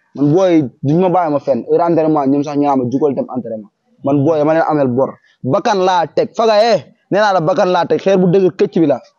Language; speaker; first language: Wolof; non-native, local second language; Fula